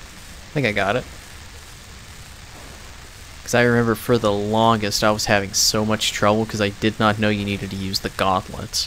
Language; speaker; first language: English; native; English